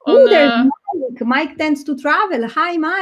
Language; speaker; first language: English; non-native, fluent; Italian